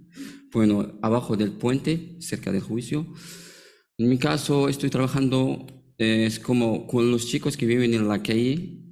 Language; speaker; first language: Spanish; non-native, learner; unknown